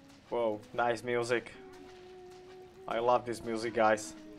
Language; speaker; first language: English; non-native, learner; Czech